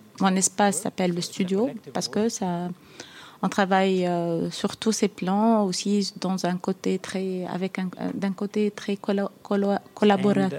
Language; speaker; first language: French; non-native, fluent; Arabic